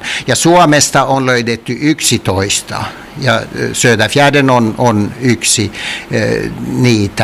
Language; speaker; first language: Finnish; non-native, local second language; Swedish